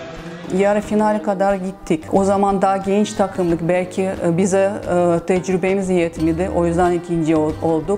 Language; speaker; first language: Turkish; non-native, fluent; Russian